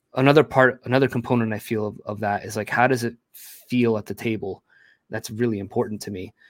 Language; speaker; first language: English; native; English